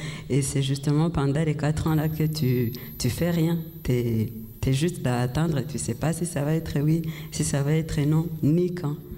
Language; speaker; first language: French; non-native, local second language; Kinyarwanda